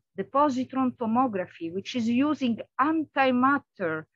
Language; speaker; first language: English; non-native, fluent; Italian